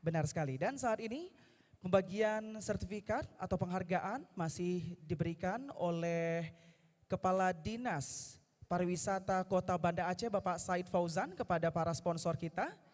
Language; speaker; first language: Indonesian; native; Indonesian